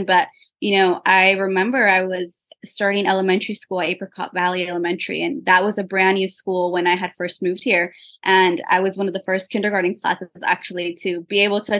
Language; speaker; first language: English; early bilingual, other home language; Spanish